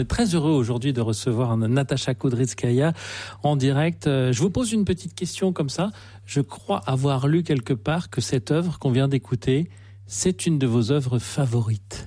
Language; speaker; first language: French; native; French